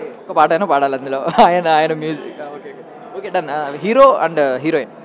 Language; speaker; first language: Telugu; native; Telugu